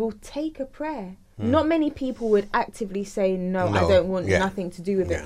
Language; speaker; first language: English; native; English